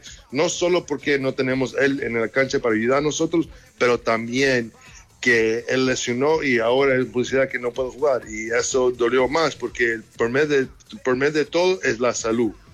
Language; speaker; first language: Spanish; early bilingual, heritage; English